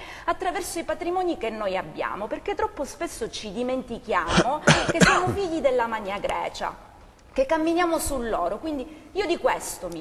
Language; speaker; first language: Italian; native; Italian